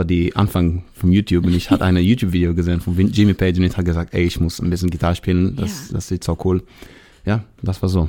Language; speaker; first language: German; non-native, learner; Hebrew